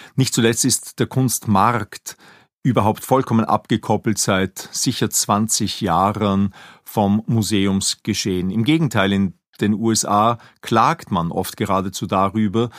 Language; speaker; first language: German; native; German